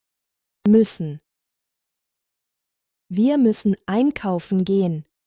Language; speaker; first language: German; non-native, fluent; Croatian